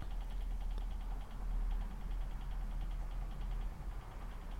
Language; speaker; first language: English; native; English